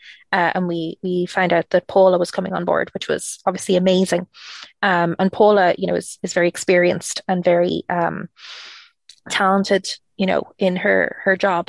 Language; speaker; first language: English; native; English